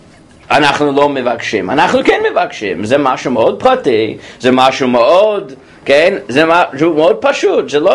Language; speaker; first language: Hebrew; non-native, fluent; English